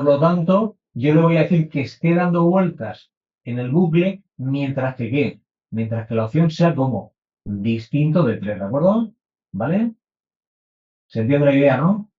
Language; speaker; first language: Spanish; native; Spanish